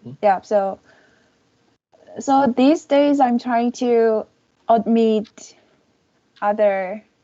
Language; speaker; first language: English; non-native, learner; Korean